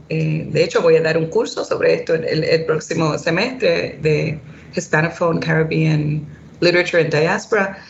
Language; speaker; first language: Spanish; early bilingual, heritage; Spanish